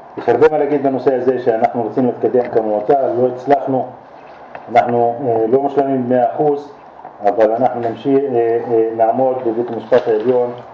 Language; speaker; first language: Hebrew; non-native, local second language; Arabic